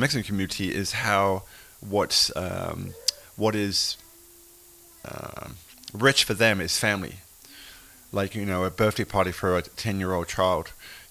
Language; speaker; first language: English; native; English